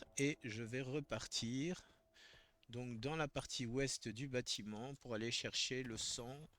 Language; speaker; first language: French; native; French